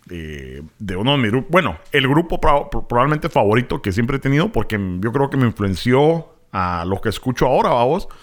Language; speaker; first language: Spanish; native; Spanish